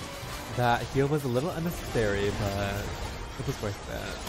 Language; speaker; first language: English; native; English